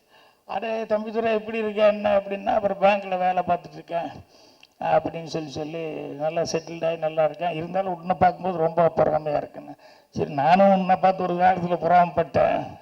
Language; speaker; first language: Tamil; native; Tamil